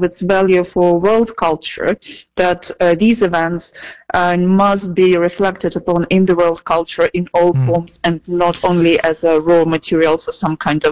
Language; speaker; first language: English; non-native, fluent; Russian